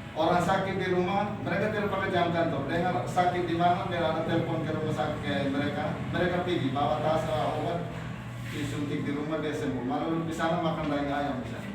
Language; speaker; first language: Indonesian; non-native, local second language; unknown